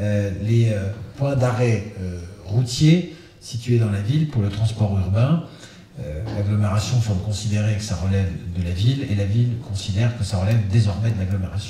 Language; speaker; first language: French; native; French